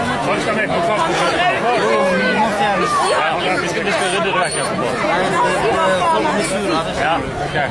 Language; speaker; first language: Norwegian; native; Norwegian